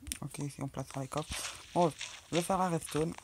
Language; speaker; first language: French; native; French